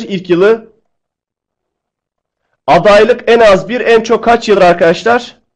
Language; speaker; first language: Turkish; native; Turkish